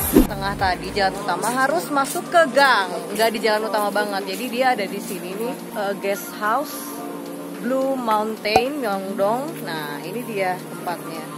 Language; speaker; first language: Indonesian; native; Indonesian